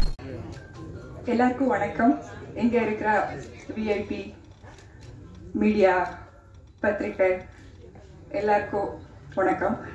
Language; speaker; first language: Tamil; non-native, fluent; Kannada